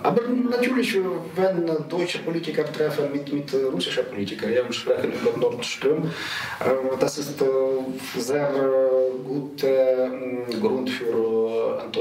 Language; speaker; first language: German; non-native, learner; Ukrainian